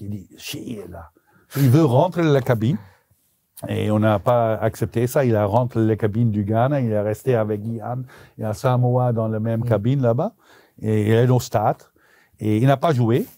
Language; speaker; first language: French; non-native, local second language; Dutch